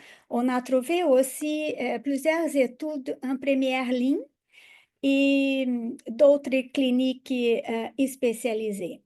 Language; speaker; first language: French; non-native, fluent; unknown